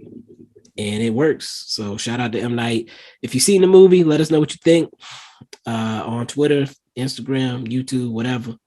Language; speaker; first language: English; native; English